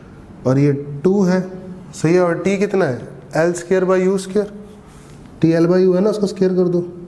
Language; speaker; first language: Hindi; native; Hindi